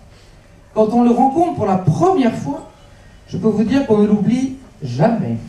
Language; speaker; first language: French; native; French